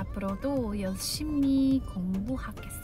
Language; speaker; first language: Korean; non-native, learner; English